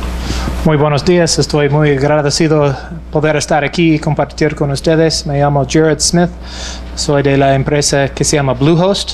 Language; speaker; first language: Spanish; non-native, fluent; English